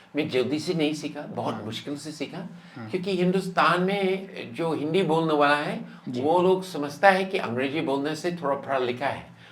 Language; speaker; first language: Hindi; non-native, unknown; English